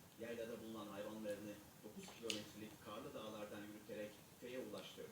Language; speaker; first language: Turkish; native; Turkish